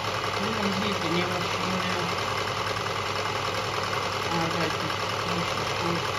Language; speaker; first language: German; non-native, learner; Croatian